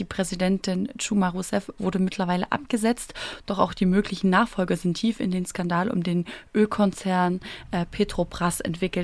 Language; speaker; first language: German; native; German